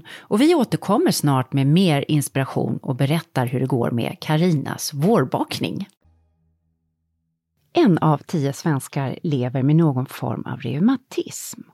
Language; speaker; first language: Swedish; native; Swedish